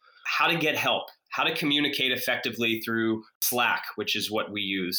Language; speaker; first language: English; native; English